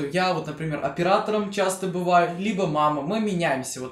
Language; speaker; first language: Russian; native; Russian